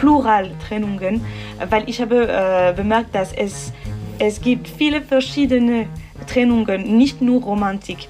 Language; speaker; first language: German; non-native, local second language; French